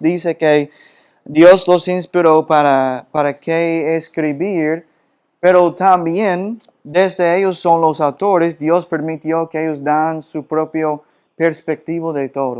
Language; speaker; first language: Spanish; non-native, fluent; English